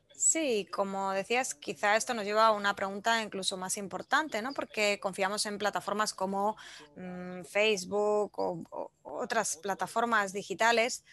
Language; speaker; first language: Spanish; non-native, fluent; Polish